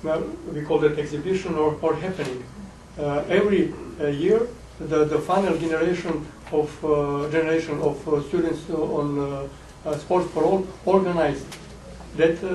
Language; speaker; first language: English; non-native, fluent; Serbian